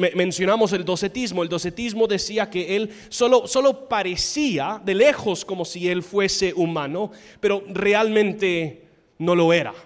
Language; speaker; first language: Spanish; non-native, fluent; English